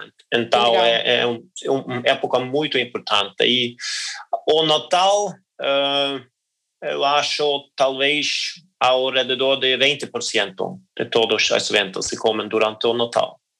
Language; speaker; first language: Portuguese; non-native, learner; Norwegian